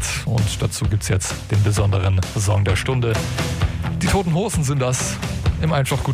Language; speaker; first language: German; native; German